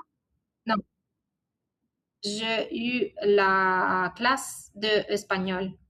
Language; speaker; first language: French; non-native, learner; Italian